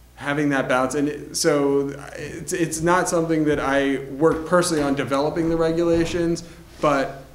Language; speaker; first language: English; native; English